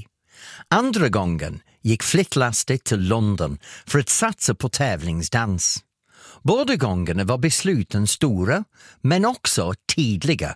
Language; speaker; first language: Swedish; non-native, fluent; English